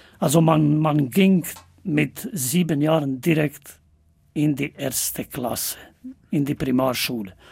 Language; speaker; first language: German; non-native, fluent; Albanian